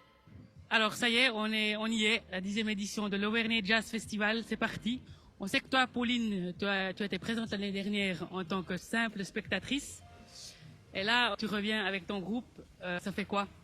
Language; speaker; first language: French; native; French